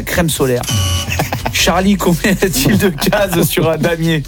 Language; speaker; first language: French; native; French